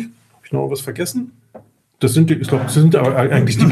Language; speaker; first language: German; native; German